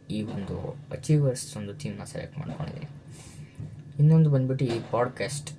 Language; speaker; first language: Kannada; native; Kannada